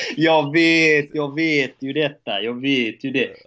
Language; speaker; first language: Swedish; native; Swedish